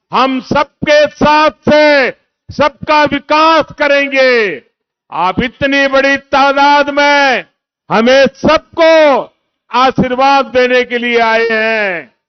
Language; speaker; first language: Hindi; non-native, local second language; Gujarati